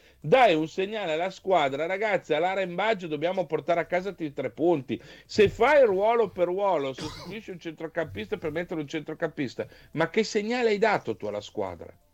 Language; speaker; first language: Italian; native; Italian